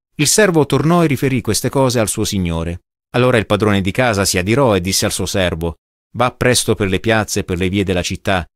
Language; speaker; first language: Italian; non-native, fluent; English